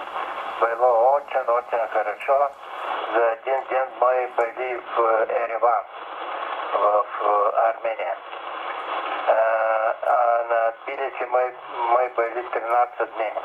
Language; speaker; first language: Russian; non-native, learner; Bulgarian